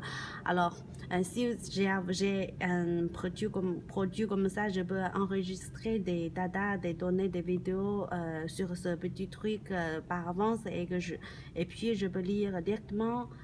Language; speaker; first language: French; non-native, learner; Chinese